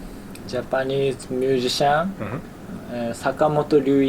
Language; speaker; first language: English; non-native, learner; Japanese